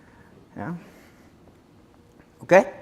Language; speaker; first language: German; non-native, learner; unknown